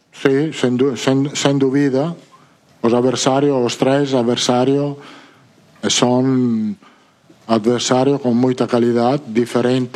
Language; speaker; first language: Portuguese; non-native, fluent; Italian